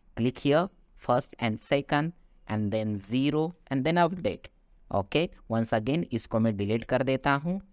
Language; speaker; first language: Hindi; non-native, local second language; Marathi